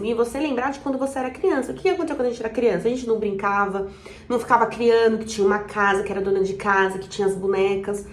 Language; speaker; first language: Portuguese; native; Portuguese